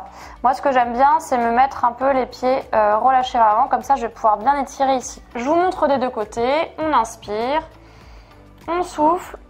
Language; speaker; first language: French; native; French